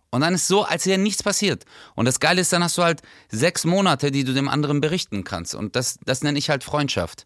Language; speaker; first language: German; early bilingual, other home language; Turkish